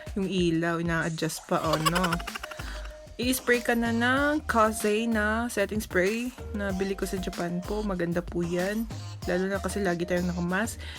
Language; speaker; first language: Filipino; non-native, local second language; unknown